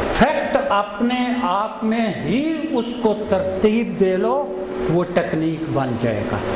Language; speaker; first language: Hindi; non-native, local second language; Punjabi